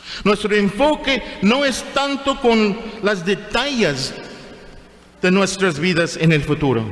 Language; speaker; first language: Spanish; non-native, fluent; English